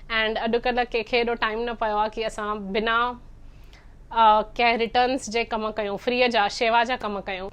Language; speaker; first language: Sindhi; early bilingual, heritage; Sindhi